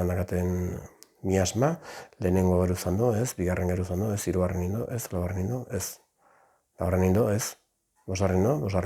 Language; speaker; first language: Basque; native; Basque